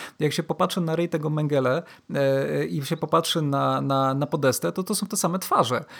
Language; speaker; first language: Polish; native; Polish